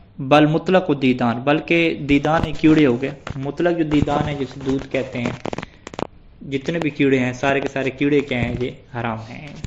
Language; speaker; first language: Urdu; non-native, local second language; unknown